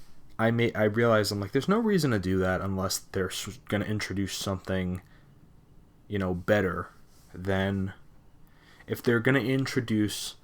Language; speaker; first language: English; native; English